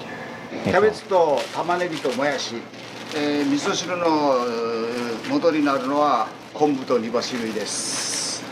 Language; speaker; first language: Japanese; native; Japanese